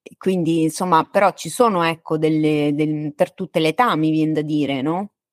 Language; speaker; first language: Italian; native; Italian